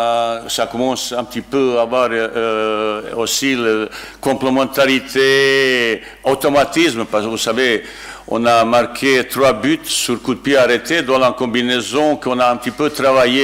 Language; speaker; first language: French; non-native, learner; Bosnian